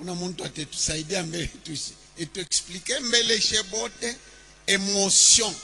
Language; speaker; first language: French; non-native, local second language; Swahili